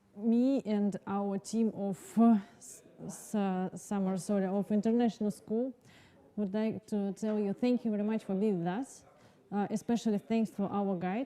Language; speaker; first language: English; non-native, learner; Russian